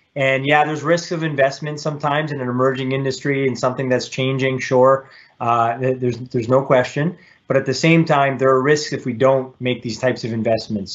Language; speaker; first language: English; native; English